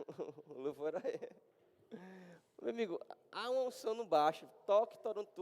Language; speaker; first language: Portuguese; native; Portuguese